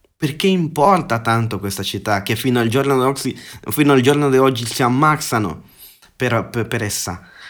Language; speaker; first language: Italian; non-native, fluent; Spanish